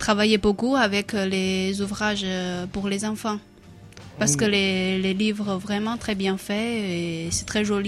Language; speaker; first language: French; non-native, learner; Chinese